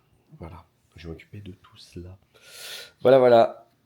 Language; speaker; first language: French; native; French